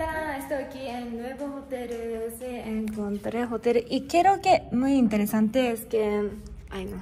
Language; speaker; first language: Spanish; non-native, fluent; Japanese